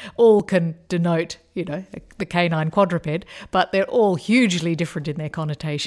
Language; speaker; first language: English; native; English